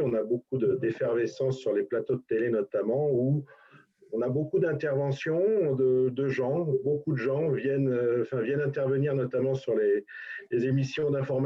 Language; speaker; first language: French; native; French